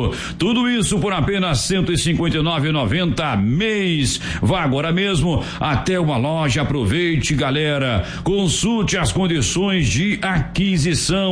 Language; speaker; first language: Portuguese; native; Portuguese